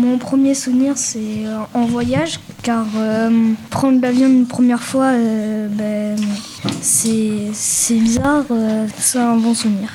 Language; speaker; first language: French; native; French